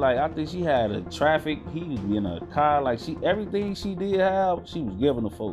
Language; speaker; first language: English; native; English